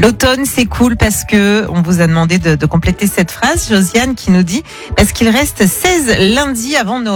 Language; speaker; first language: French; native; French